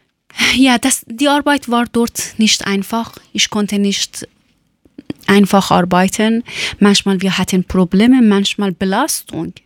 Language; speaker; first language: German; non-native, learner; Persian